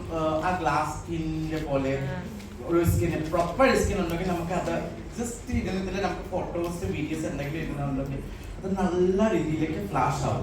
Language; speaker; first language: Malayalam; non-native, local second language; Assamese